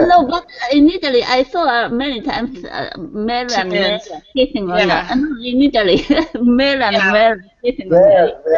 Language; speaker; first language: English; non-native, learner; Japanese